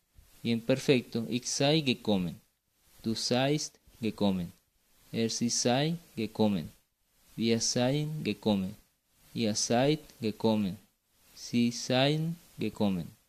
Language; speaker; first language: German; non-native, fluent; Spanish